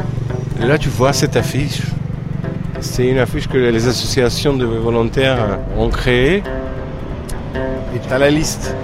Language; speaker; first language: French; non-native, fluent; Greek